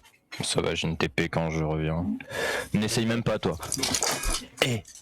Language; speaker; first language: French; native; French